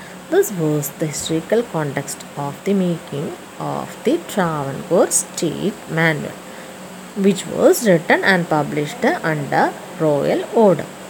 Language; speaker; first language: English; non-native, local second language; Malayalam